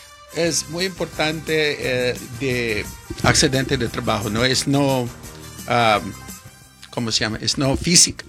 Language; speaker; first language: Spanish; non-native, learner; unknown